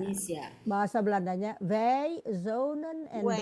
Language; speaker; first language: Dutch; non-native, fluent; Indonesian